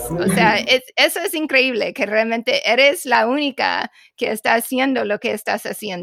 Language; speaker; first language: Spanish; non-native, fluent; English